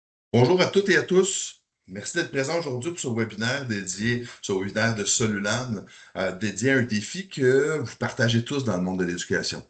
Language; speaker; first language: French; native; French